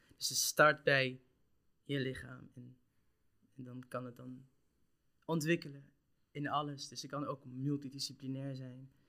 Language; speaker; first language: Dutch; non-native, local second language; Papiamento